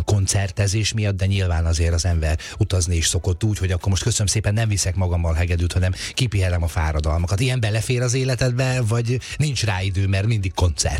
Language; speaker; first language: Hungarian; native; Hungarian